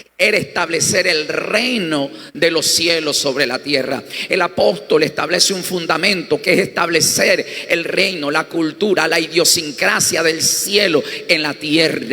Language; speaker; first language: Spanish; native; Spanish